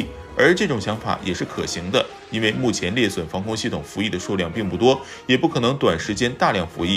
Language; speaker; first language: Chinese; native; Chinese